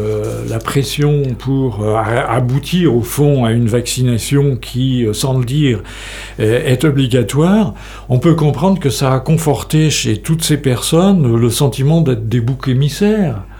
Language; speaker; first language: French; native; French